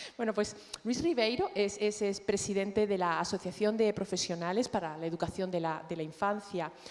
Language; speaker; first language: Spanish; native; Spanish